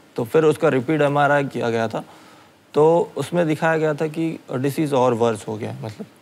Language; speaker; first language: Hindi; non-native, local second language; Marathi